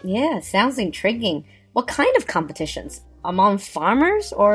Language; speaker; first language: English; non-native, fluent; Chinese